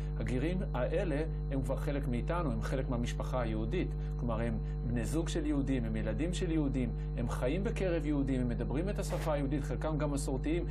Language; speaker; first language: Hebrew; native; Hebrew